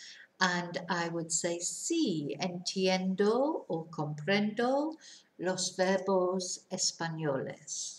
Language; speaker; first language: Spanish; non-native, fluent; English